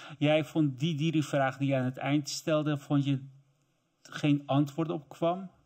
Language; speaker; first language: Dutch; native; Dutch